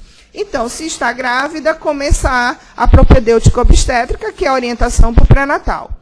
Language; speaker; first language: Portuguese; native; Portuguese